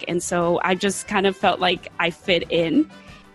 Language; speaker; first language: English; early bilingual, other home language; Spanish